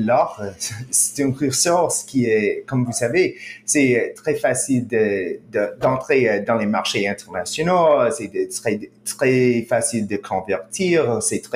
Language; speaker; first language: French; non-native, fluent; English